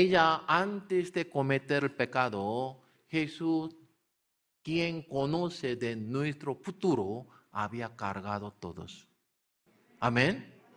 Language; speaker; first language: Spanish; non-native, learner; Korean